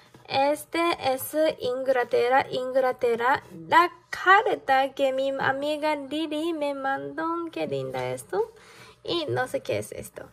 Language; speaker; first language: Spanish; non-native, learner; Japanese